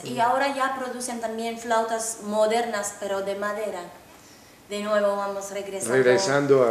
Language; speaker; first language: Spanish; non-native, fluent; Finnish